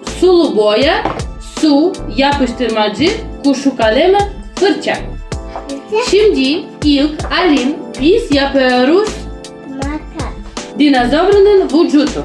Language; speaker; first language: Turkish; non-native, learner; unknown